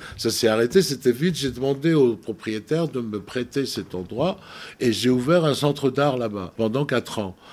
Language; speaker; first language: French; non-native, fluent; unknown